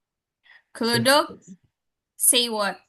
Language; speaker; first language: English; non-native, local second language; Indonesian